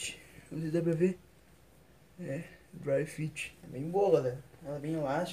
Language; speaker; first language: Portuguese; native; Portuguese